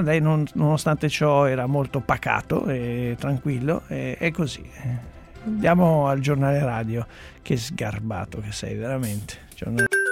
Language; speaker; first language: Italian; native; Italian